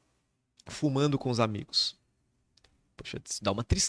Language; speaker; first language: Portuguese; native; Portuguese